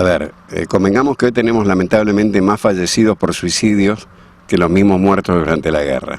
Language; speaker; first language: Spanish; native; Spanish